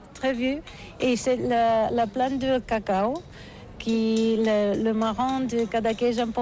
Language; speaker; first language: French; non-native, learner; Catalan